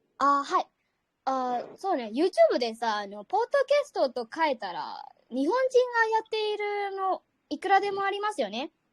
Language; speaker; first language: Japanese; non-native, learner; Burmese